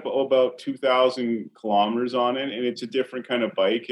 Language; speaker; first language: English; native; English